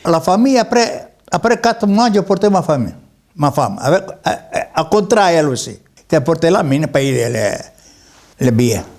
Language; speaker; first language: French; non-native, learner; Greek